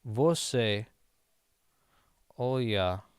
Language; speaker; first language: Portuguese; non-native, learner; English